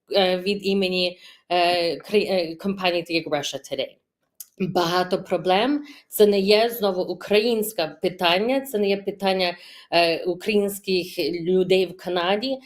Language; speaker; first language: Ukrainian; early bilingual, heritage; Ukrainian